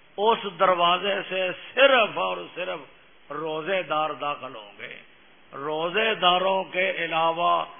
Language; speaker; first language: Urdu; non-native, local second language; Punjabi